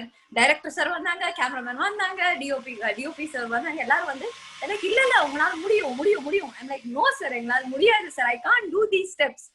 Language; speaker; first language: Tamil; non-native, fluent; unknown